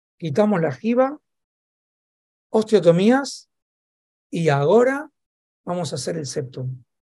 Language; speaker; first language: Spanish; native; Spanish